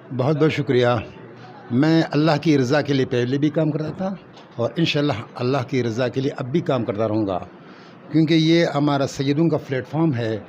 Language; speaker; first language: Urdu; non-native, local second language; Pashto